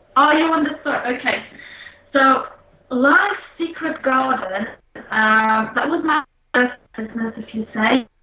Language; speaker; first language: English; non-native, fluent; Polish